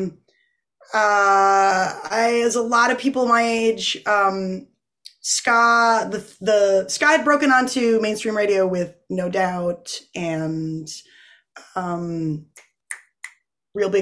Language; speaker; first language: English; native; English